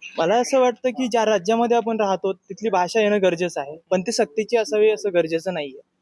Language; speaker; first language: Marathi; native; Marathi